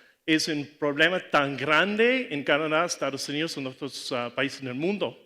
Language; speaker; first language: Spanish; non-native, learner; English